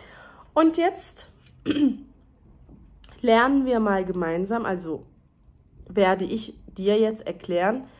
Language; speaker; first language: German; early bilingual, other home language; Turkish